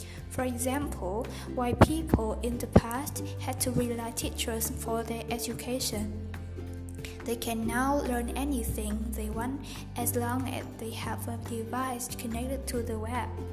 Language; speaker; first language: English; non-native, fluent; Vietnamese